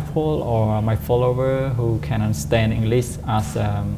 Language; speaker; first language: English; non-native, fluent; Khmer